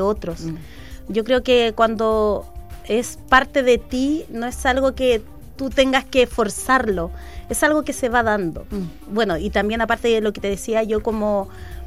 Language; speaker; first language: Spanish; native; Spanish